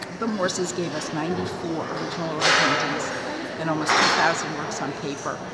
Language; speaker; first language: English; native; English